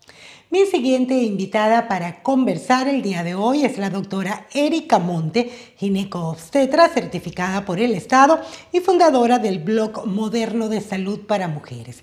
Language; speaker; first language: Spanish; native; Spanish